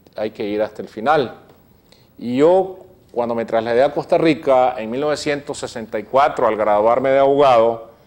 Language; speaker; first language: Spanish; native; Spanish